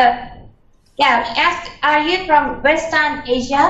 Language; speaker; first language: English; non-native, fluent; Russian